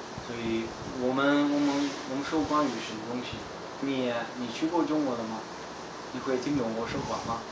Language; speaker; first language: Chinese; non-native, fluent; Dutch